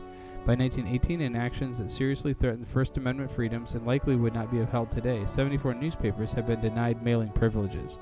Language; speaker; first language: English; native; English